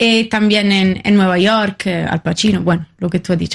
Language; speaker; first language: Spanish; non-native, fluent; Italian